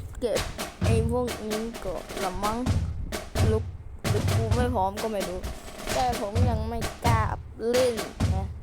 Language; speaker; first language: Thai; native; Thai